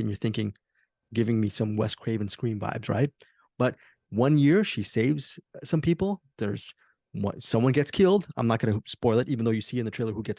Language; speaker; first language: English; native; English